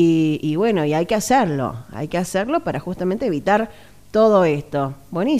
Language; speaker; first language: Spanish; native; Spanish